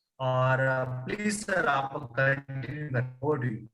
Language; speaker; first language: Hindi; native; Hindi